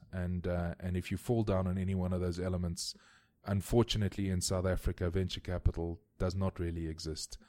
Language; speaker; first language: English; native; English